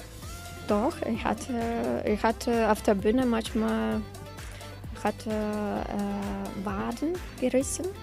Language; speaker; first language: German; non-native, learner; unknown